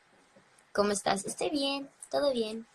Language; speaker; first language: Spanish; early bilingual, heritage; English